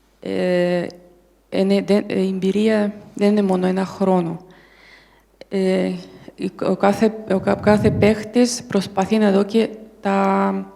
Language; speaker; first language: Greek; non-native, learner; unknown